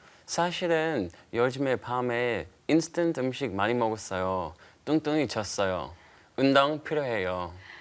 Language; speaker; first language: Korean; non-native, learner; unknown